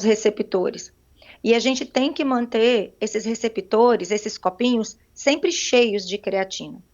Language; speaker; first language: Portuguese; native; Portuguese